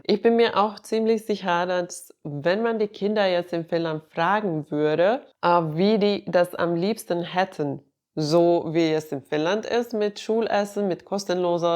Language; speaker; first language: German; non-native, fluent; Finnish